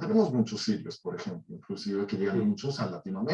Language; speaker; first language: Spanish; native; Spanish